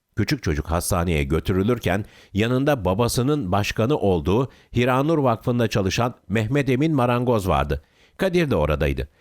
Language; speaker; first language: Turkish; native; Turkish